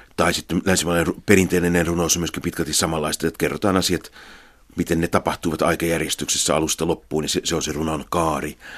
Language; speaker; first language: Finnish; native; Finnish